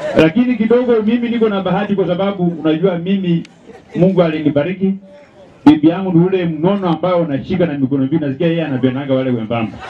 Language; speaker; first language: Swahili; non-native, local second language; Luyia